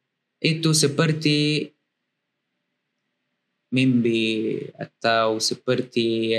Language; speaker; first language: Indonesian; non-native, learner; Arabic